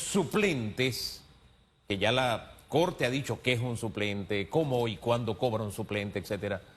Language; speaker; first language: Spanish; native; Spanish